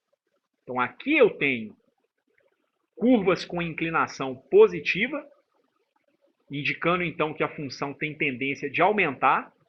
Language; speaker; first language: Portuguese; native; Portuguese